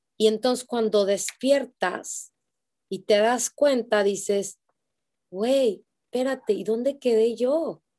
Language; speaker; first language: Spanish; native; Spanish